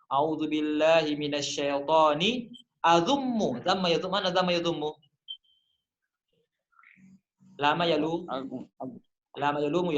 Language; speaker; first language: Arabic; non-native, fluent; Indonesian